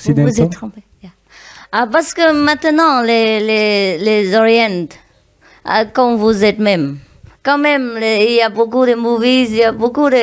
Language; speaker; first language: French; non-native, learner; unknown